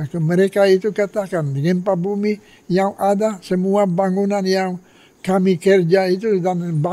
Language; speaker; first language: Indonesian; non-native, fluent; Polish